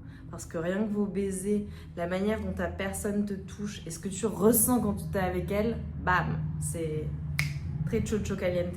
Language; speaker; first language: French; native; French